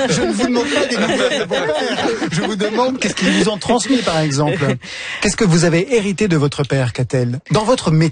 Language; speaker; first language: French; native; French